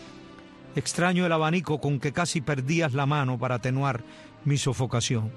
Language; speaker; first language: Spanish; native; Spanish